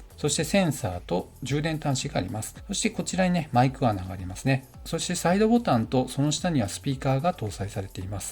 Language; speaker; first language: Japanese; native; Japanese